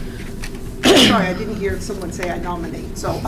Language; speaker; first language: English; native; English